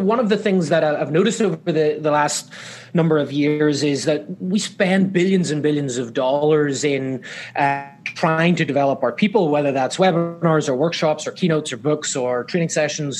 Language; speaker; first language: English; native; English